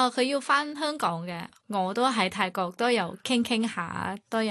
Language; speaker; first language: Cantonese; non-native, fluent; Thai